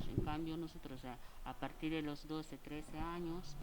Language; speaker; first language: Spanish; non-native, fluent; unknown